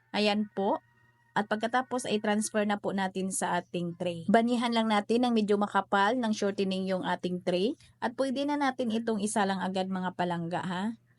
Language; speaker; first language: Filipino; non-native, local second language; Cebuano